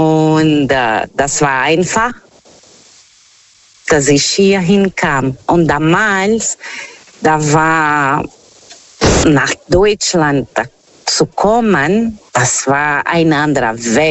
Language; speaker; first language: German; non-native, fluent; Portuguese